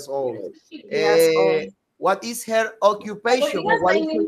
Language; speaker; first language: English; non-native, fluent; Spanish